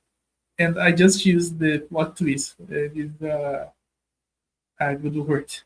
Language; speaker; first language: English; non-native, learner; Portuguese